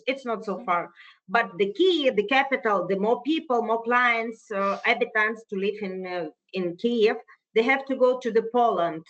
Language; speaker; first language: English; non-native, fluent; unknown